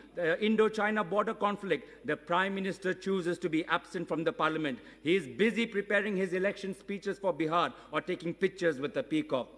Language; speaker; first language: English; non-native, local second language; Assamese